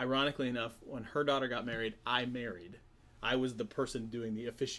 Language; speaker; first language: English; native; English